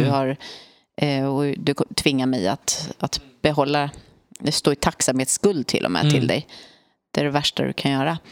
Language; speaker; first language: Swedish; native; Swedish